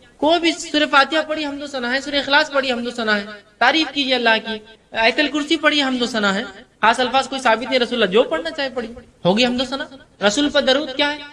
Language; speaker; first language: Urdu; native; Urdu